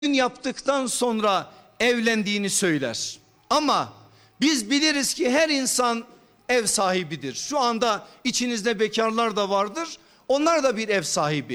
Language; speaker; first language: Turkish; native; Turkish